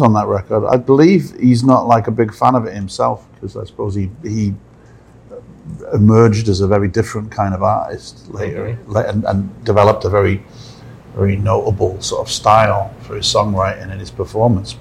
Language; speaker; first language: English; native; English